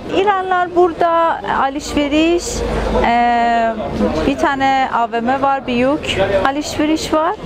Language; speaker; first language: Turkish; non-native, learner; Persian